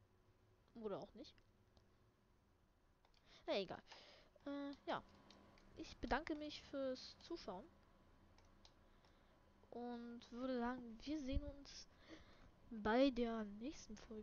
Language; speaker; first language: German; native; German